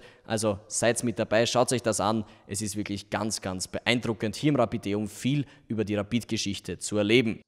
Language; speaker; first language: German; native; German